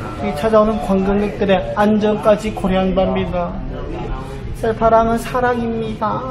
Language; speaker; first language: Korean; native; Korean